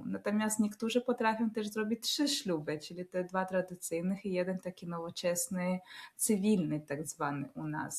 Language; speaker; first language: Polish; non-native, fluent; Russian